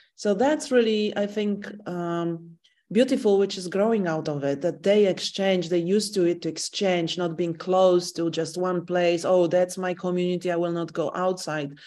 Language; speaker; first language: English; non-native, fluent; Polish